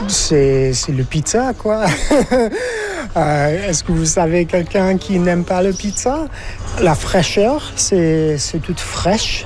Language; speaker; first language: French; non-native, learner; English